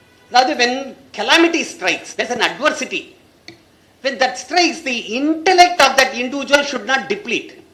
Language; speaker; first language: English; non-native, local second language; Tamil